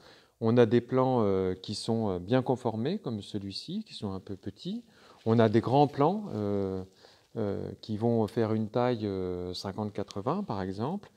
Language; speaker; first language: French; native; French